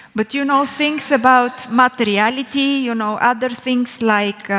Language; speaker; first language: English; non-native, fluent; Bulgarian